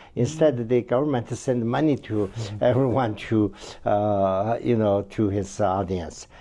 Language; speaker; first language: English; non-native, learner; Tibetan